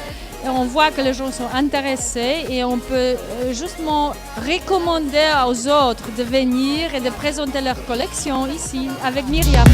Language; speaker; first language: French; non-native, fluent; Polish